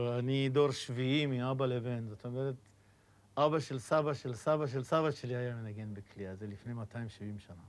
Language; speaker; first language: Hebrew; non-native, fluent; Persian